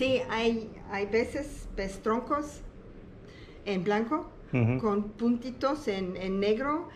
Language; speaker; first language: Spanish; non-native, learner; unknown